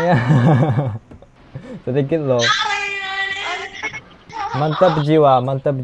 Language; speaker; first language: Indonesian; non-native, fluent; Japanese